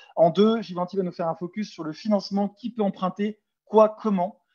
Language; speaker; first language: French; native; French